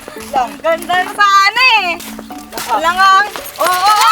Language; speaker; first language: Filipino; native; Filipino